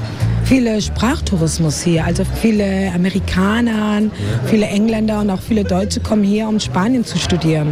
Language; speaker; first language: German; non-native, fluent; Spanish